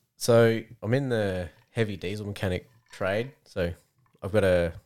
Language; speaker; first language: English; native; English